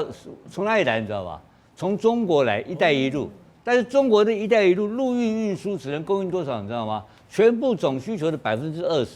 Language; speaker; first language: Chinese; native; Chinese